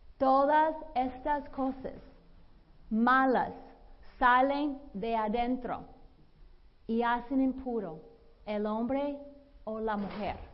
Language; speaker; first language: Spanish; non-native, fluent; English